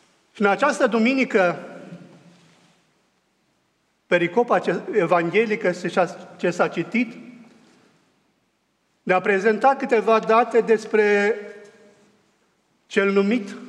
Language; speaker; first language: Romanian; native; Romanian